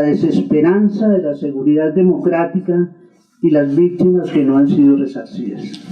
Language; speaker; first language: Spanish; native; Spanish